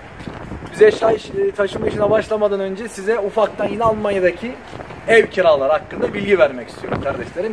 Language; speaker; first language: Turkish; native; Turkish